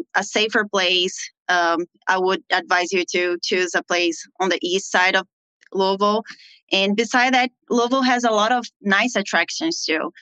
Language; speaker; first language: English; non-native, fluent; Portuguese